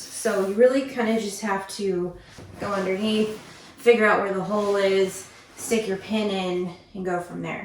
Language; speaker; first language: English; native; English